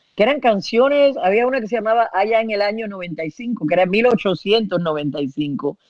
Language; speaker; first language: Spanish; early bilingual, heritage; Spanish